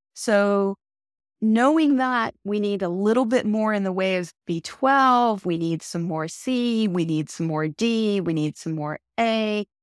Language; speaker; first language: English; early bilingual, other home language; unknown